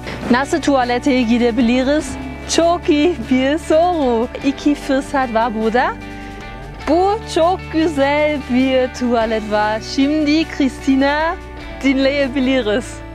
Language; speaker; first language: Turkish; non-native, learner; German